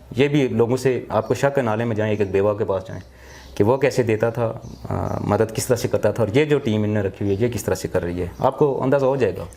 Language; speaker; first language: Urdu; non-native, local second language; Pahari-Potwari